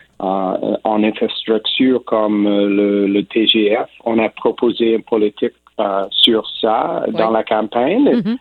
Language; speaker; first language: French; non-native, local second language; English